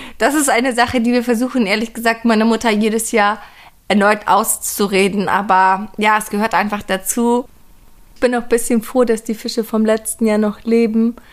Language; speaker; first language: German; early bilingual, other home language; Persian